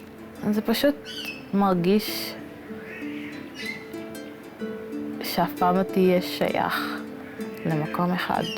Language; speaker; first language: Hebrew; early bilingual, other home language; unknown